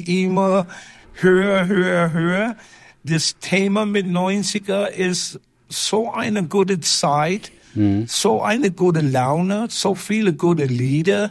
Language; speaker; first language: German; non-native, learner; English